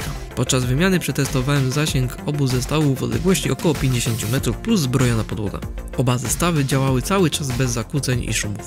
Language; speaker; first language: Polish; native; Polish